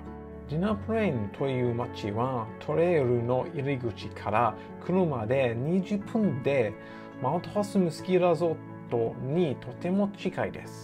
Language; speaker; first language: Japanese; non-native, learner; English